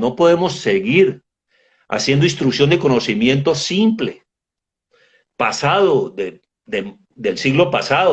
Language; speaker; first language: Spanish; native; Spanish